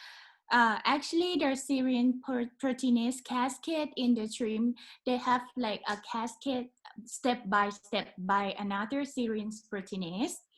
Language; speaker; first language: English; non-native, learner; Thai